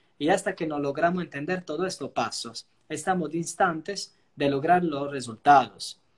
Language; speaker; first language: Spanish; non-native, fluent; Italian